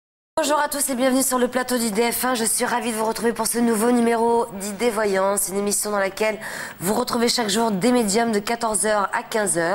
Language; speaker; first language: French; native; French